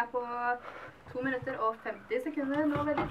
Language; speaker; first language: Norwegian; native; Norwegian